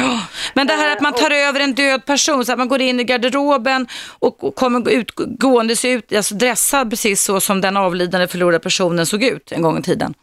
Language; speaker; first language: Swedish; native; Swedish